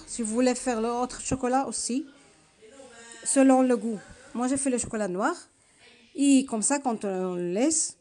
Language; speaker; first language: French; non-native, learner; Arabic